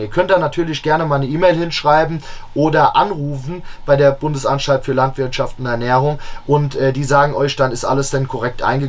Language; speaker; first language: German; native; German